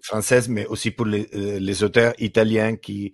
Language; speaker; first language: French; non-native, learner; Italian